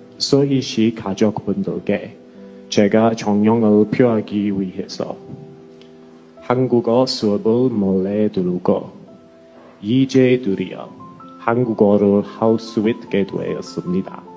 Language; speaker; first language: Korean; non-native, learner; English